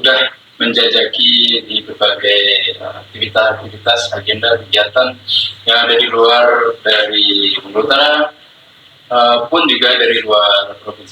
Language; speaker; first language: Indonesian; native; Indonesian